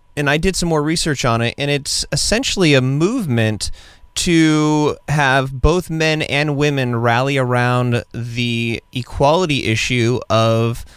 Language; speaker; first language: English; native; English